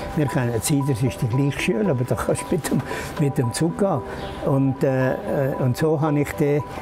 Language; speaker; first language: German; native; German